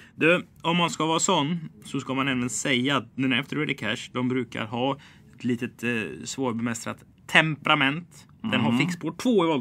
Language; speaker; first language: Swedish; native; Swedish